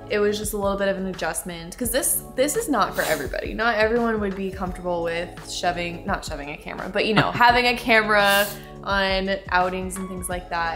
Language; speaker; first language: English; native; English